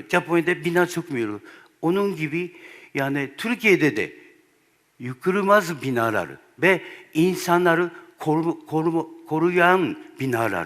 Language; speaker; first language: Turkish; non-native, learner; Japanese